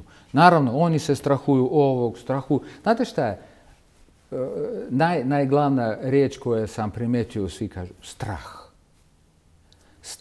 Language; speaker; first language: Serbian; non-native, fluent; Russian